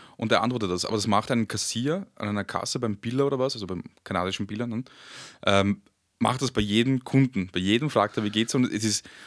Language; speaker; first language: German; early bilingual, other home language; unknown